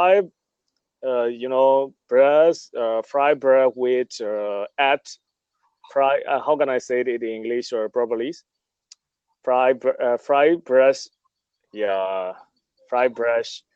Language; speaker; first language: English; non-native, learner; Burmese